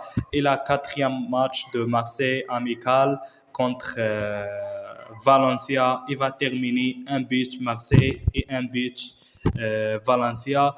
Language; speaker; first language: French; non-native, learner; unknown